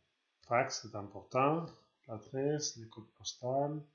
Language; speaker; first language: French; non-native, learner; Spanish